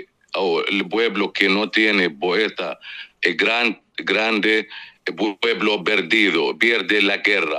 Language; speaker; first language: Spanish; non-native, fluent; Arabic